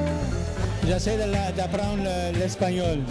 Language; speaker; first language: French; non-native, learner; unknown